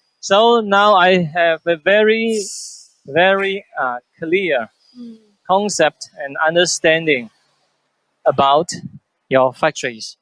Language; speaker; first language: English; non-native, fluent; Chinese